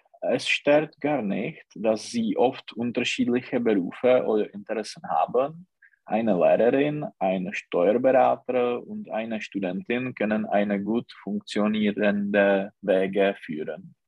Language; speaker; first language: German; non-native, learner; Czech